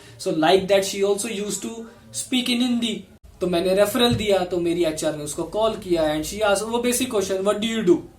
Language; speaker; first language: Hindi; non-native, local second language; Punjabi